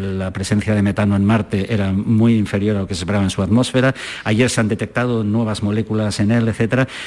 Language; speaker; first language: Spanish; native; Spanish